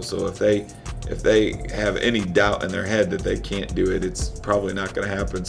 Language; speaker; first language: English; native; English